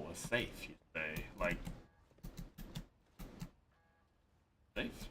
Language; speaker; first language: English; native; English